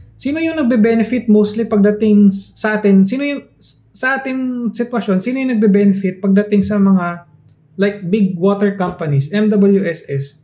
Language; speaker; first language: Filipino; non-native, local second language; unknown